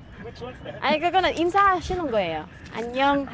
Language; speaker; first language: Korean; non-native, fluent; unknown